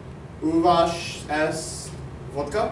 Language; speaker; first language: Russian; non-native, learner; English